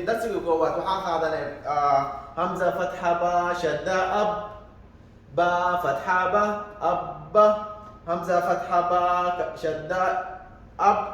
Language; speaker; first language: Arabic; non-native, local second language; Somali